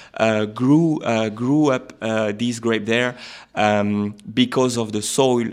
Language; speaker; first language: English; non-native, fluent; French